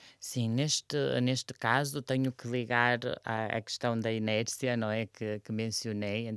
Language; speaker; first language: Portuguese; non-native, fluent; Romanian